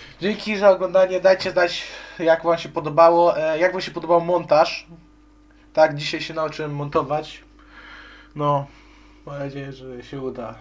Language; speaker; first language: Polish; native; Polish